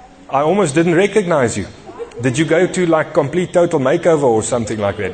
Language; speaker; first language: English; non-native, local second language; Afrikaans